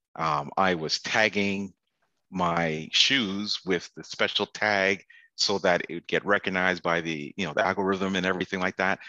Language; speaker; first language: English; native; English